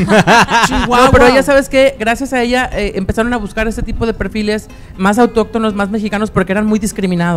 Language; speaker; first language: Spanish; native; Spanish